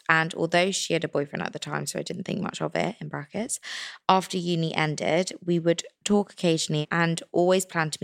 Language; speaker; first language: English; native; English